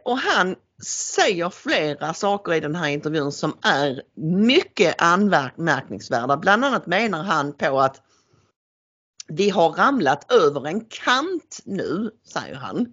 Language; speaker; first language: Swedish; native; Swedish